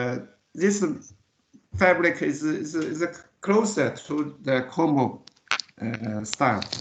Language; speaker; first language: English; non-native, learner; Chinese